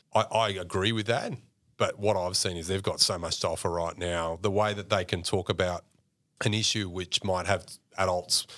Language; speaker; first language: English; native; English